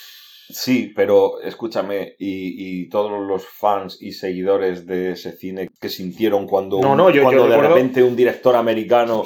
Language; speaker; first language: Spanish; native; Spanish